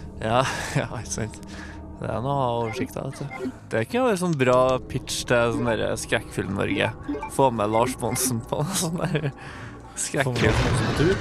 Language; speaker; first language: Norwegian; native; Norwegian